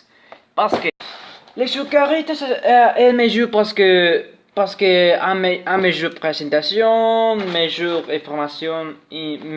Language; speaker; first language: French; non-native, learner; Spanish